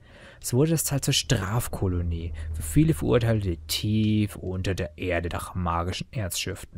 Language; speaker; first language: German; native; German